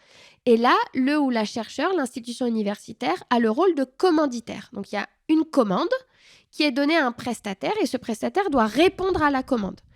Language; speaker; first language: French; native; French